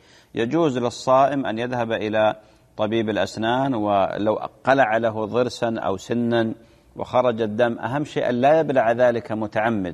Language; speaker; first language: Arabic; native; Arabic